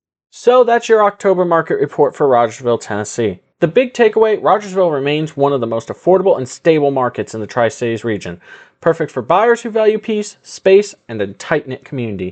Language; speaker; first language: English; native; English